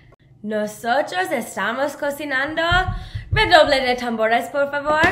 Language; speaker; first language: Spanish; non-native, learner; English